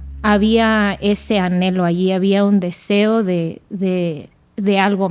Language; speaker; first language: Spanish; early bilingual, other home language; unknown